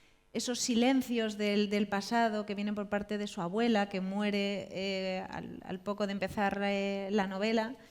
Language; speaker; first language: Spanish; native; Spanish